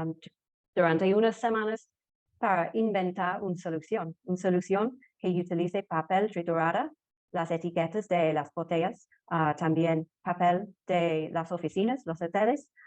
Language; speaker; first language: Spanish; non-native, fluent; English